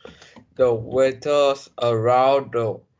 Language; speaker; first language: English; non-native, learner; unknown